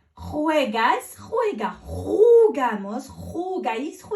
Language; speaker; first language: Spanish; non-native, fluent; Arabic